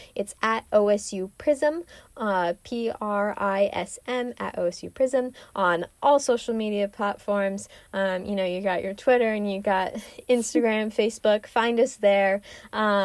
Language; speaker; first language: English; native; English